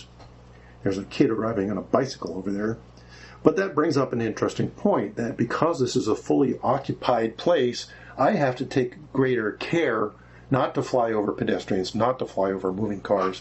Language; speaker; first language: English; native; English